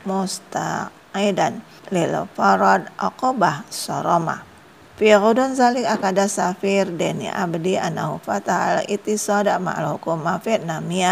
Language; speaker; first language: Arabic; non-native, learner; Indonesian